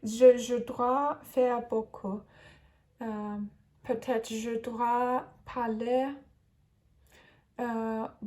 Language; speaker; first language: French; non-native, learner; Turkish